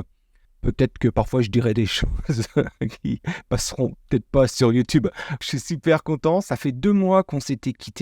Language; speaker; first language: French; native; French